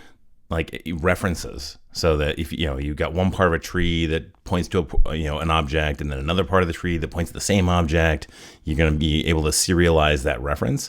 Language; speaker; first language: English; native; English